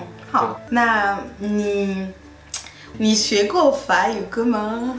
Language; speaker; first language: Chinese; non-native, fluent; French